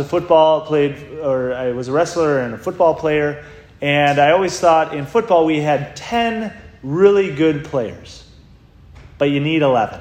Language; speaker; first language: English; native; English